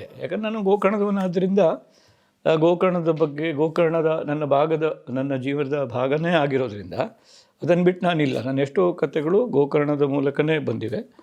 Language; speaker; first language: Kannada; non-native, local second language; Konkani